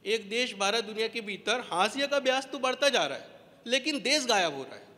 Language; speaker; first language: Hindi; native; Hindi